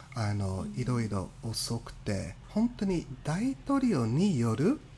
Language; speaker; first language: Japanese; non-native, fluent; English